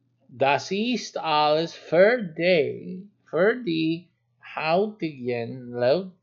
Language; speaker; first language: German; non-native, learner; English